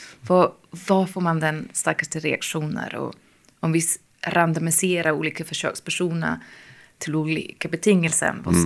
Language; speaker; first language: Swedish; non-native, fluent; English